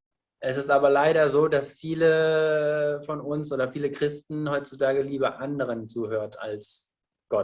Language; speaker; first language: German; non-native, fluent; Indonesian